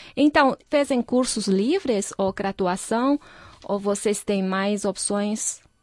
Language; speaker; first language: Portuguese; non-native, fluent; Chinese